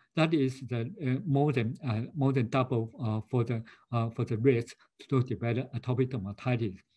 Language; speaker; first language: English; non-native, fluent; Chinese